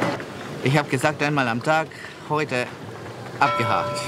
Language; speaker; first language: German; non-native, fluent; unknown